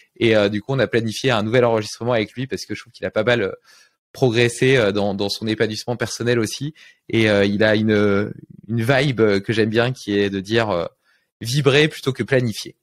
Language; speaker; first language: French; native; French